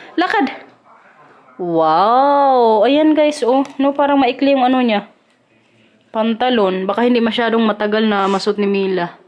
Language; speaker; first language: Filipino; non-native, local second language; Waray